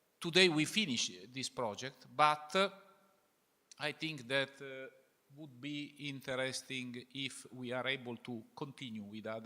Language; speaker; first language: English; non-native, fluent; Italian